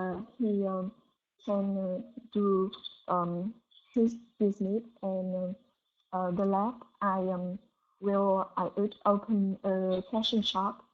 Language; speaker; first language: English; non-native, learner; Vietnamese